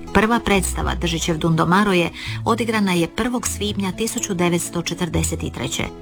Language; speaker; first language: Croatian; native; Croatian